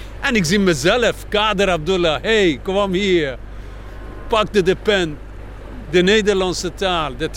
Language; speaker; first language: Dutch; non-native, fluent; Persian